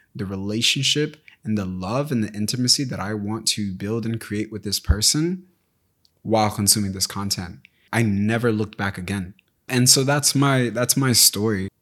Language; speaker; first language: English; native; English